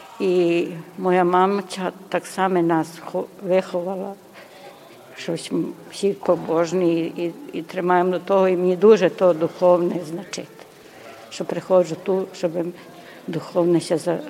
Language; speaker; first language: Ukrainian; early bilingual, heritage; Ukrainian